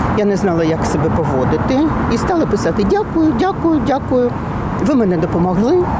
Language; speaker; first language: Ukrainian; non-native, local second language; Russian